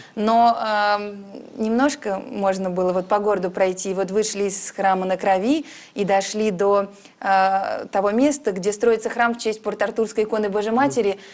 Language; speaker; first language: Russian; early bilingual, heritage; Russian